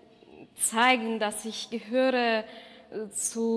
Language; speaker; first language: German; non-native, fluent; Russian